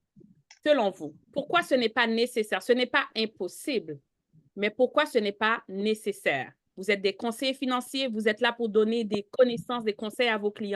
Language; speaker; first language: French; native; French